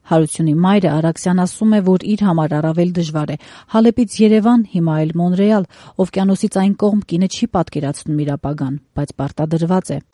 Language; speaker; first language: Armenian; native; Armenian